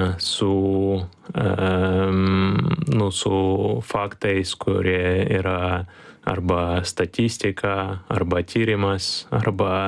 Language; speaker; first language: Lithuanian; non-native, learner; Ukrainian